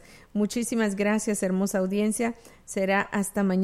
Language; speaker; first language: Spanish; native; Spanish